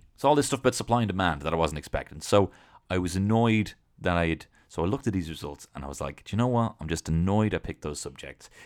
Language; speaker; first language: English; native; English